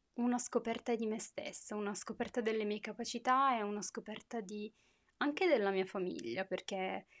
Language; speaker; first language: Italian; native; Italian